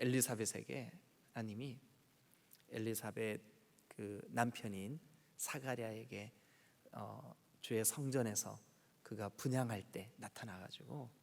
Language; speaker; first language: Korean; native; Korean